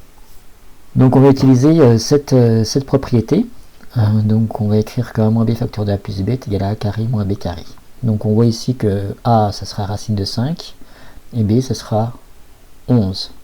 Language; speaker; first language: French; native; French